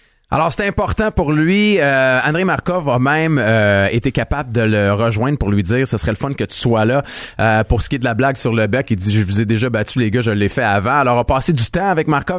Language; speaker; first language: French; native; French